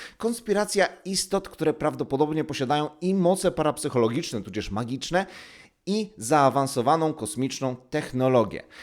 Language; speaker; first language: Polish; native; Polish